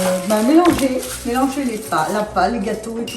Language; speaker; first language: French; native; French